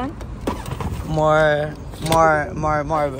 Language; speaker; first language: English; non-native, learner; Filipino